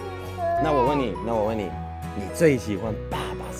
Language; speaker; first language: Chinese; non-native, fluent; Swedish